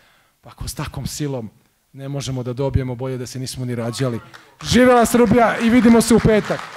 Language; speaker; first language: Croatian; native; Croatian